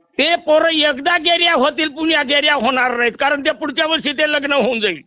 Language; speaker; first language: Marathi; non-native, local second language; Lambadi